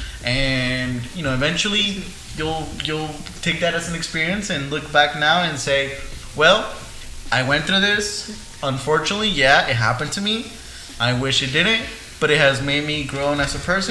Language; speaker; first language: English; early bilingual, other home language; Spanish